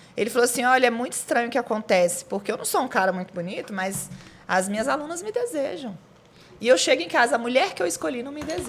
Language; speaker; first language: Portuguese; native; Portuguese